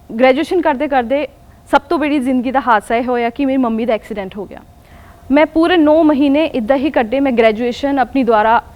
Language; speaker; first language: Punjabi; non-native, local second language; Hindi